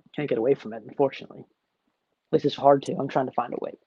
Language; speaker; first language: English; native; English